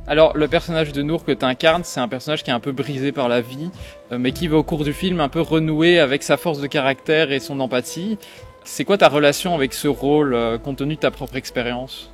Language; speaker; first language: French; native; French